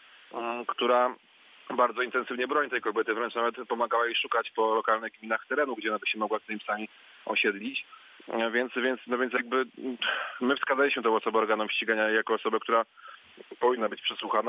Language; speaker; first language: Polish; native; Polish